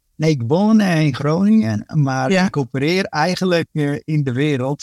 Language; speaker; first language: Dutch; early bilingual, other home language; Spanish